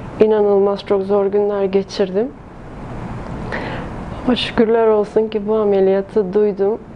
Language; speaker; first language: Turkish; early bilingual, heritage; Turkish